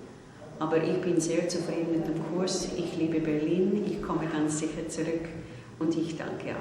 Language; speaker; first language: German; non-native, fluent; English